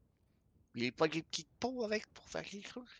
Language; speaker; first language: French; native; French